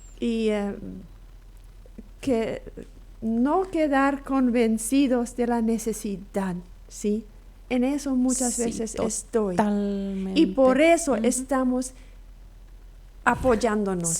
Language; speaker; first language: Spanish; non-native, local second language; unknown